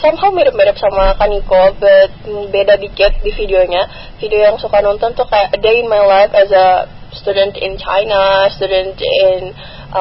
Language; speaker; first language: English; non-native, learner; Indonesian